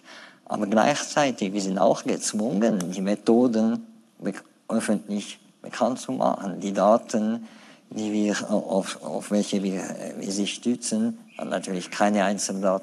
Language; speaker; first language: German; non-native, fluent; French